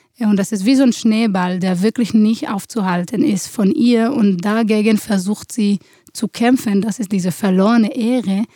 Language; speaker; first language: German; non-native, fluent; Hebrew